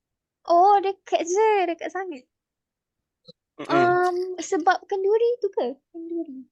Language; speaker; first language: Malay; native; Malay